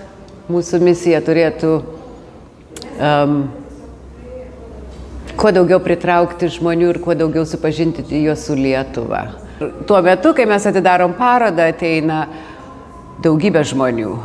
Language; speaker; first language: Lithuanian; early bilingual, heritage; Lithuanian